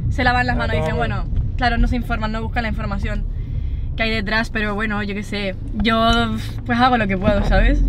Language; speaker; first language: Spanish; non-native, local second language; German